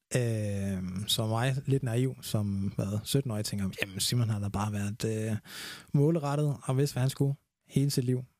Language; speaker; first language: Danish; early bilingual, other home language; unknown